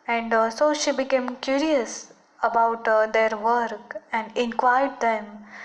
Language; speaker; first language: English; non-native, local second language; Marathi